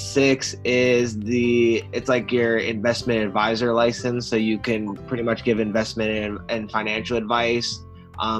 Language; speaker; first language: English; native; English